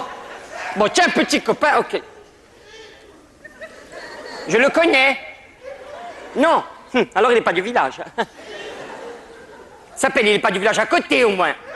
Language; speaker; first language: French; native; French